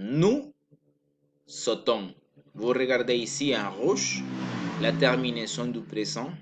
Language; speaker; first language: French; non-native, learner; Spanish